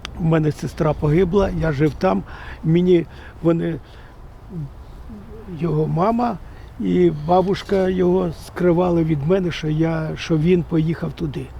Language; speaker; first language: Ukrainian; non-native, local second language; Russian